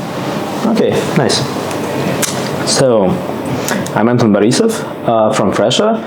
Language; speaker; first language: English; non-native, fluent; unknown